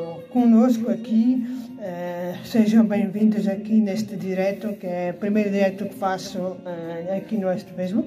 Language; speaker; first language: Portuguese; early bilingual, heritage; Portuguese